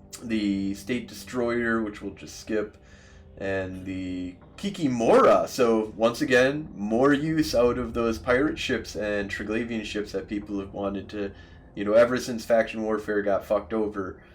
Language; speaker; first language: English; native; English